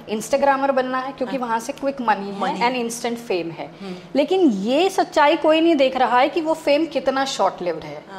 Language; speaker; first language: Hindi; non-native, local second language; Gujarati